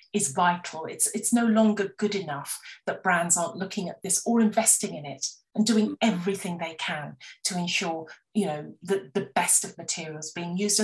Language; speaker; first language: English; native; English